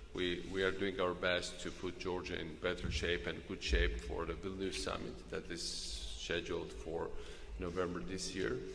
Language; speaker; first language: English; non-native, fluent; Georgian